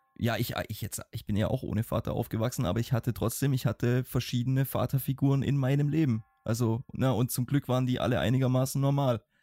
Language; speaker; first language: German; native; German